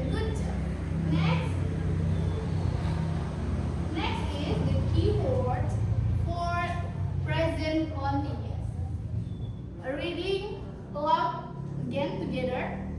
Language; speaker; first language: English; non-native, learner; Indonesian